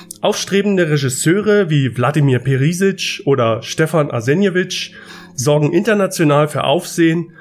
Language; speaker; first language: German; native; German